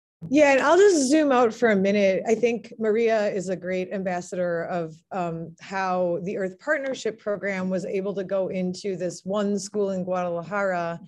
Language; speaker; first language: English; native; English